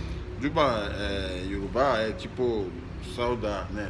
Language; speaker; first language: Portuguese; non-native, fluent; Yoruba